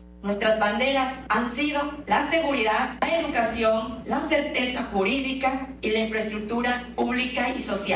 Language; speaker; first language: Spanish; native; Spanish